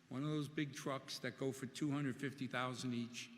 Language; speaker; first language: English; early bilingual, other home language; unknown